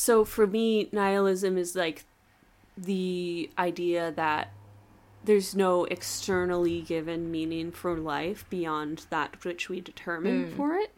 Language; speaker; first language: English; native; English